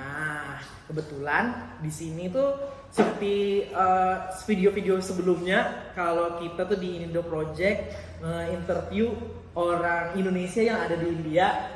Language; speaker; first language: Indonesian; native; Indonesian